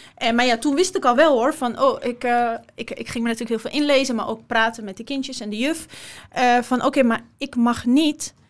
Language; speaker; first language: Dutch; early bilingual, other home language; Persian